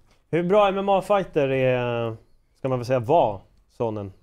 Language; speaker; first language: Swedish; native; Swedish